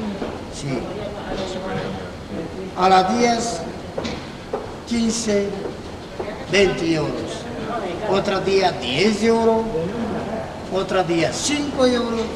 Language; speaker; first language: Spanish; non-native, learner; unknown